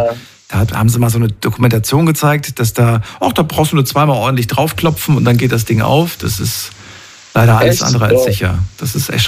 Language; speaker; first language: German; native; German